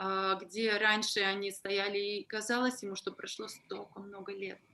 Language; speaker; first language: Russian; native; Russian